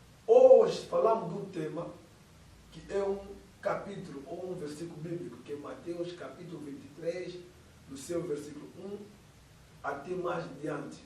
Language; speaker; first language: Portuguese; non-native, fluent; Lingala